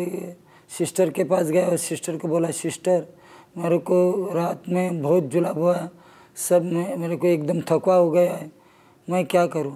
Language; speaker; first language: Hindi; non-native, local second language; Marathi